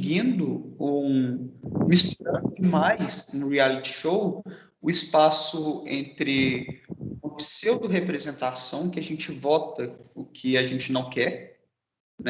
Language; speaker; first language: Portuguese; native; Portuguese